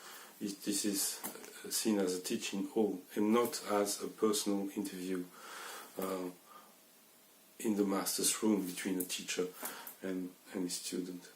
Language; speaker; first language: English; non-native, fluent; French